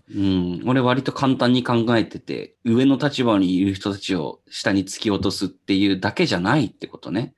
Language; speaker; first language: Japanese; native; Japanese